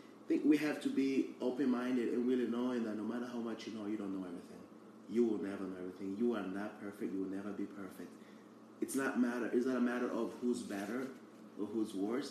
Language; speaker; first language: English; early bilingual, other home language; Portuguese